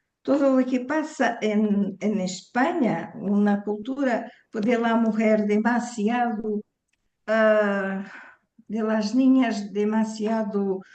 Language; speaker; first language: Spanish; early bilingual, heritage; Portuguese